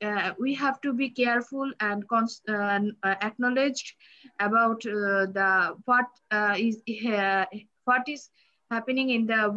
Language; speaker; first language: English; non-native, learner; Bangla